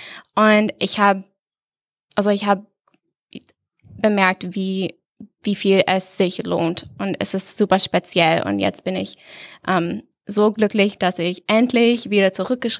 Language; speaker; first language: German; non-native, fluent; English